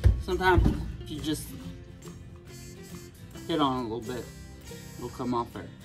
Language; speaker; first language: English; native; English